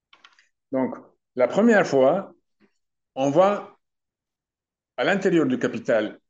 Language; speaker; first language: French; non-native, fluent; Turkish